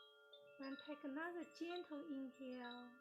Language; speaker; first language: English; non-native, fluent; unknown